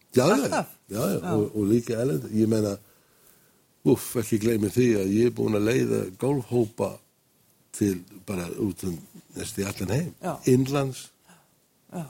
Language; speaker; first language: Icelandic; non-native, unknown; English